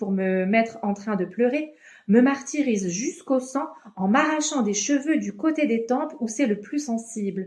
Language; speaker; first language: French; native; French